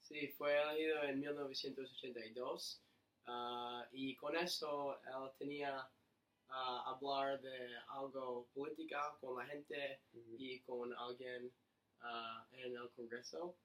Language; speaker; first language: Spanish; non-native, learner; English